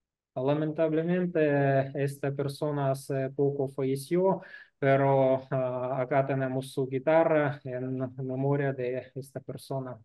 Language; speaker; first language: Spanish; non-native, learner; Russian